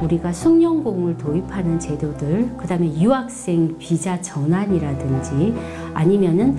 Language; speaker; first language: Korean; native; Korean